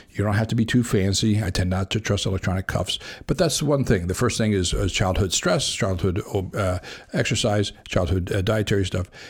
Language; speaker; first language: English; native; English